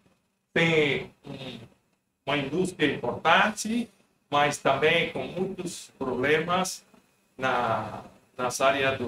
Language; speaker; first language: Portuguese; non-native, fluent; Spanish